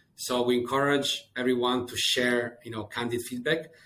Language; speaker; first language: English; non-native, fluent; Italian